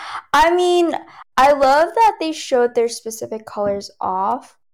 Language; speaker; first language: English; early bilingual, other home language; Cantonese